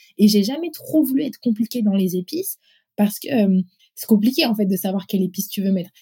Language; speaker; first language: French; early bilingual, other home language; Arabic